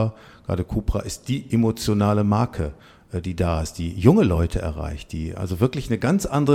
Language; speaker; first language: German; native; German